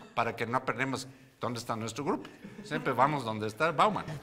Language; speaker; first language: Spanish; non-native, fluent; German